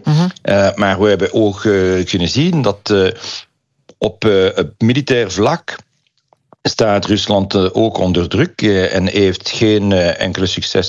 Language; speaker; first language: Dutch; non-native, local second language; French